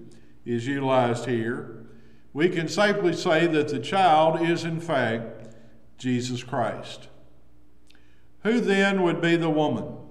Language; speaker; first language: English; native; English